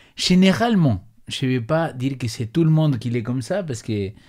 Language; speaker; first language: French; non-native, fluent; Spanish